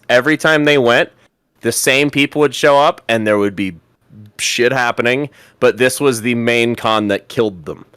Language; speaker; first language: English; native; English